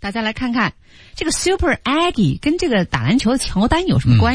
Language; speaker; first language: Chinese; native; Chinese